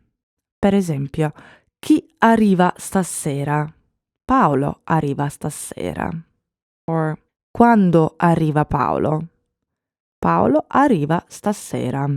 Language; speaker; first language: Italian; non-native, fluent; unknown